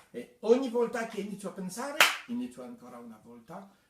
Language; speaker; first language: Italian; non-native, fluent; French